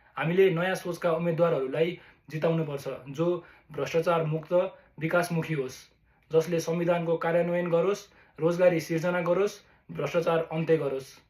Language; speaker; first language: Nepali; native; Nepali